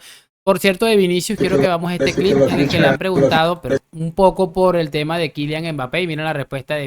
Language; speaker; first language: Spanish; native; Spanish